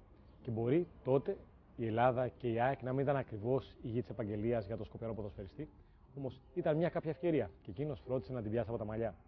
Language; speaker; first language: Greek; native; Greek